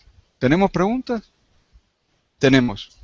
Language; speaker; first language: Spanish; native; Spanish